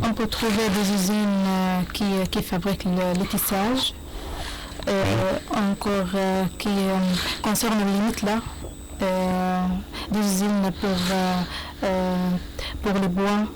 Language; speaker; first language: French; non-native, learner; Arabic